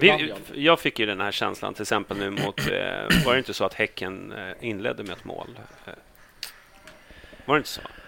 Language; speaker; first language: Swedish; native; Swedish